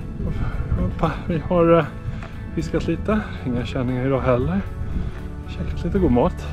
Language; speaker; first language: Swedish; native; Swedish